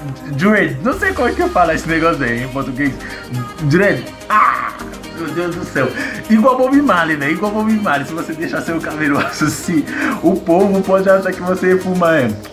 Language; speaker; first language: Portuguese; non-native, fluent; Haitian Creole